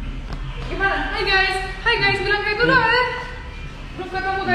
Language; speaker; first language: Indonesian; non-native, fluent; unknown